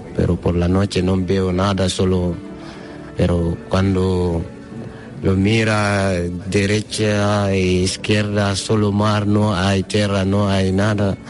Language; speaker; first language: Spanish; non-native, learner; Fula